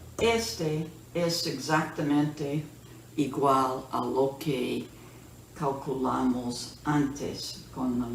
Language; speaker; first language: Spanish; non-native, fluent; English